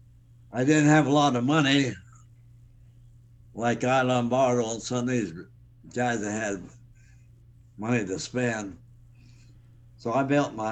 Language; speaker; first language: English; native; English